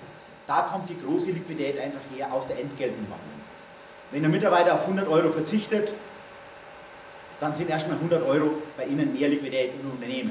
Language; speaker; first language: German; native; German